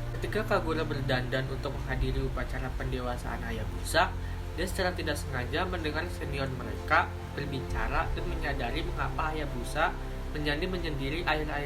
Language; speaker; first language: Indonesian; native; Indonesian